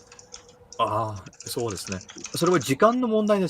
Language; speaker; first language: Japanese; early bilingual, heritage; Japanese